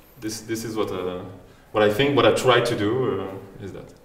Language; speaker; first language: English; non-native, fluent; French